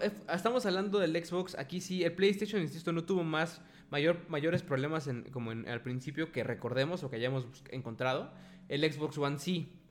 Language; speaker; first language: Spanish; native; Spanish